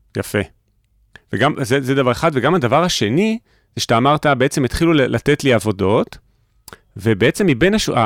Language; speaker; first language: Hebrew; native; Hebrew